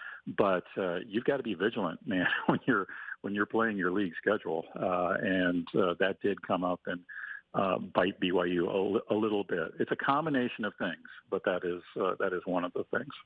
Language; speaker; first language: English; native; English